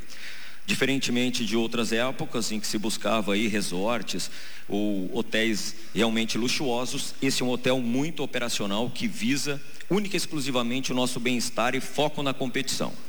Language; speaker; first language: Portuguese; native; Portuguese